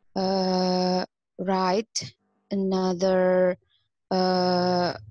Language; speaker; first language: English; non-native, fluent; Indonesian